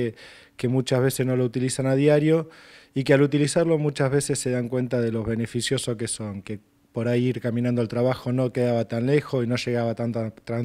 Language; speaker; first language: Spanish; native; Spanish